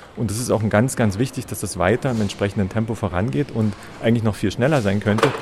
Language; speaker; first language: German; native; German